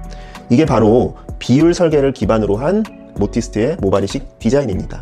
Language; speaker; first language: Korean; native; Korean